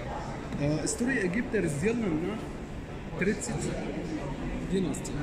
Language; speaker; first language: Russian; non-native, learner; Arabic